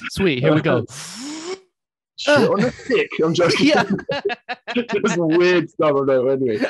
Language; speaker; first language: English; native; English